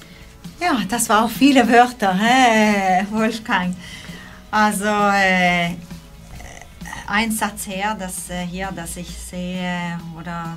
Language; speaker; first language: German; non-native, local second language; Italian